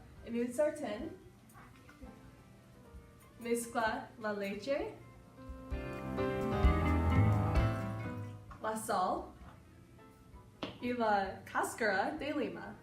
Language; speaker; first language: Spanish; non-native, learner; English